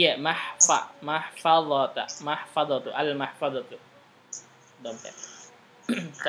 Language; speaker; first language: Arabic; non-native, fluent; Indonesian